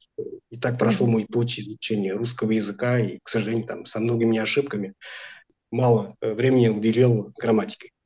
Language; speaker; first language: Russian; non-native, fluent; Portuguese